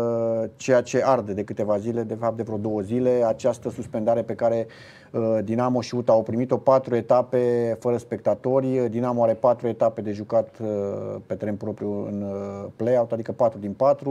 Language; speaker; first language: Romanian; native; Romanian